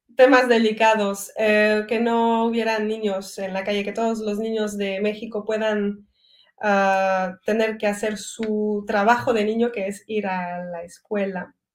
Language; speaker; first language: Spanish; non-native, fluent; French